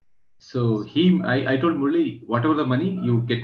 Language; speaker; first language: English; non-native, local second language; Kannada